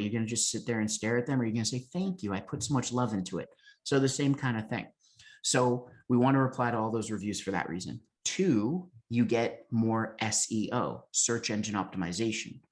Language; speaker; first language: English; native; English